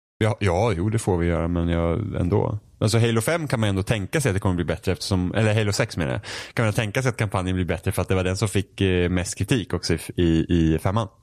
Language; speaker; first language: Swedish; native; Swedish